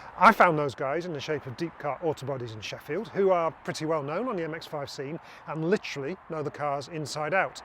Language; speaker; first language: English; native; English